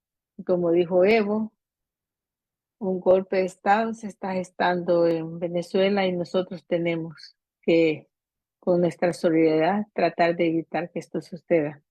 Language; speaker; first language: Spanish; native; Spanish